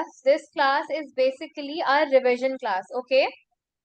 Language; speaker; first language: English; non-native, local second language; Urdu